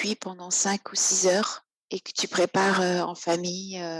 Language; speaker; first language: French; native; French